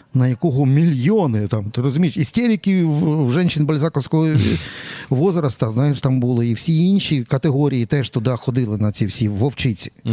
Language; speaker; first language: Ukrainian; native; Ukrainian